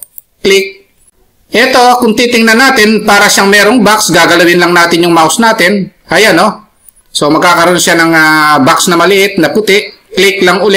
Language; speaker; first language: Filipino; native; Filipino